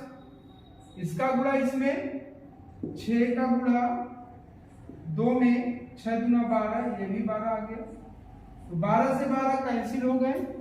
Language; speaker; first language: Hindi; native; Hindi